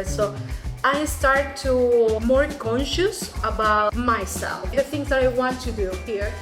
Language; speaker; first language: English; non-native, fluent; Spanish